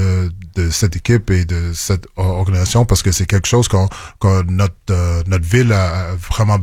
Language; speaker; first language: French; non-native, local second language; English